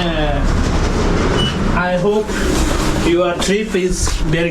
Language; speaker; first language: English; non-native, learner; Japanese